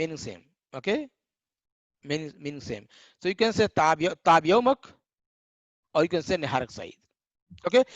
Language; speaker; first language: English; non-native, learner; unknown